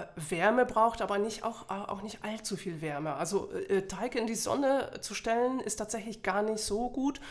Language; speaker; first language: German; non-native, fluent; Polish